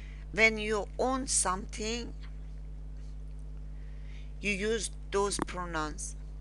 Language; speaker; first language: English; non-native, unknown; Persian